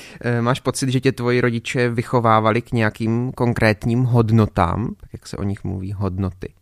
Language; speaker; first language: Czech; native; Czech